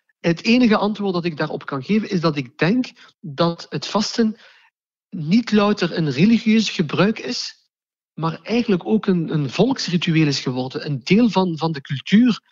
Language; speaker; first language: Dutch; early bilingual, other home language; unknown